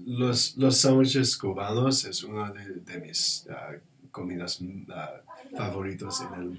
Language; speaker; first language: Spanish; non-native, learner; English